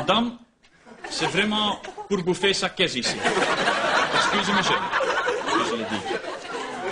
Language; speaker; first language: French; non-native, local second language; Dutch